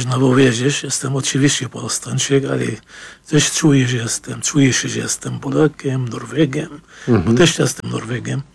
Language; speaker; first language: Polish; non-native, fluent; Arabic